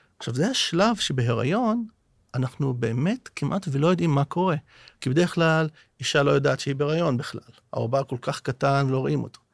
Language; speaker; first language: Hebrew; non-native, local second language; Arabic